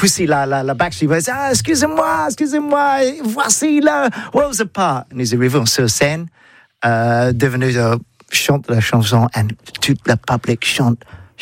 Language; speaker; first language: French; non-native, learner; English